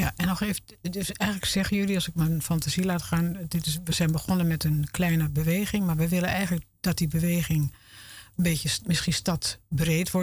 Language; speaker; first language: Dutch; native; Dutch